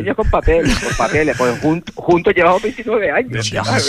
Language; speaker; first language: Spanish; native; Spanish